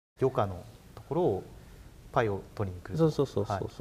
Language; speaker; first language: Japanese; native; Japanese